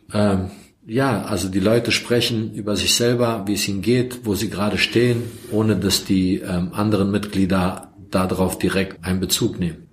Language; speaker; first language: German; early bilingual, other home language; Croatian